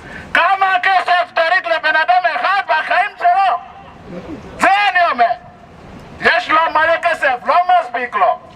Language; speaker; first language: Hebrew; non-native, learner; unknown